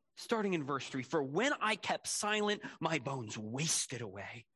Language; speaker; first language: English; native; English